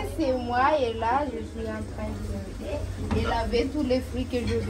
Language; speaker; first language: French; non-native, local second language; Malagasy